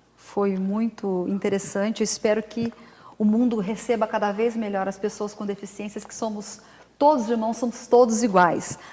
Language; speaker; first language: Portuguese; native; Portuguese